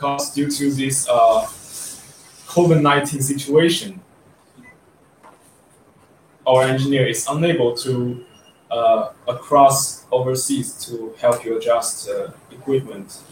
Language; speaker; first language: English; non-native, learner; Chinese